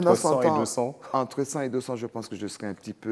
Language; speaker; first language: French; native; French